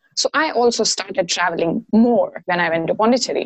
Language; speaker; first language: English; non-native, local second language; Maithili